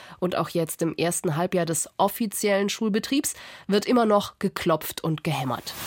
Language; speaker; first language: German; native; German